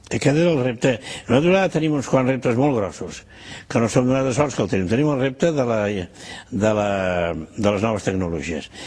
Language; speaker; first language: Catalan; native; Catalan